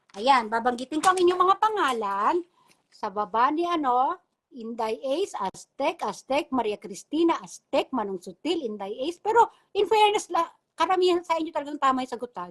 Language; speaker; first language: Filipino; non-native, local second language; Bikol